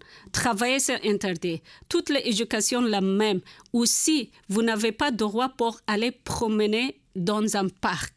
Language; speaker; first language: French; non-native, learner; Persian